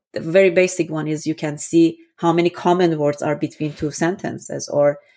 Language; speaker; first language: English; non-native, fluent; Persian